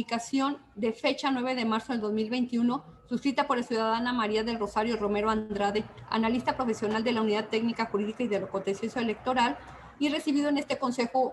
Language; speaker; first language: Spanish; native; Spanish